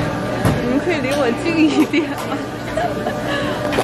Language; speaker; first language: Chinese; native; Chinese